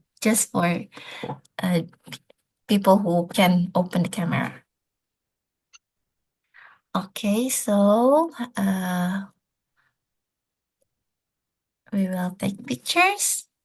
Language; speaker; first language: English; non-native, fluent; Indonesian